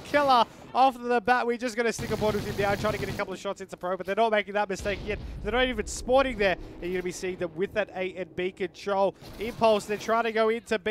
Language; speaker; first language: English; native; English